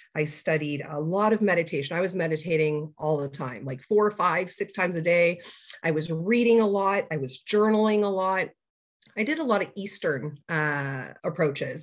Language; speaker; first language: English; native; English